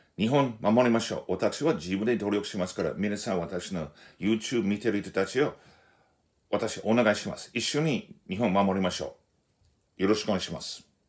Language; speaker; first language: Japanese; non-native, fluent; English